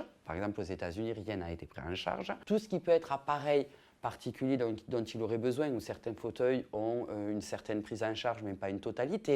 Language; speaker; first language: French; native; French